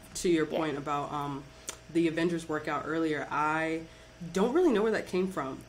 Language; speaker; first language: English; native; English